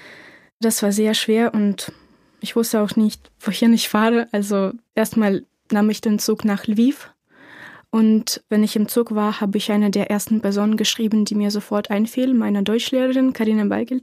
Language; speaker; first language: German; non-native, fluent; Ukrainian